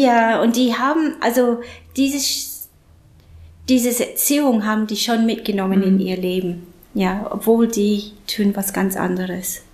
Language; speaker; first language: German; non-native, fluent; English